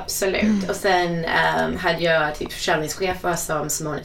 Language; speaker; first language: Swedish; non-native, fluent; English